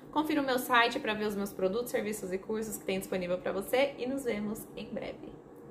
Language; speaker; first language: Portuguese; non-native, fluent; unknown